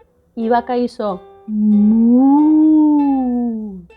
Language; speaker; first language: Spanish; native; Spanish